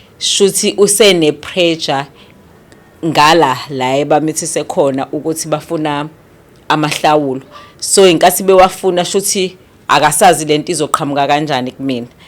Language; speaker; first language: Zulu; native; Zulu